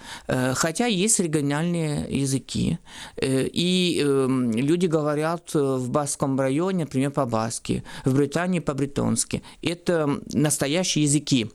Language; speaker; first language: Russian; non-native, fluent; French